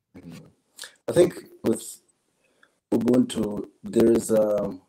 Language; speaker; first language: English; non-native, local second language; Zulu